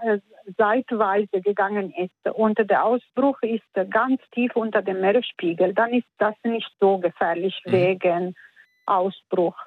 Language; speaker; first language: German; non-native, fluent; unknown